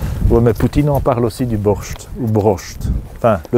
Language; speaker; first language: French; native; French